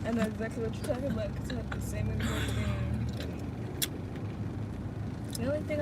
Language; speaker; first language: English; native; English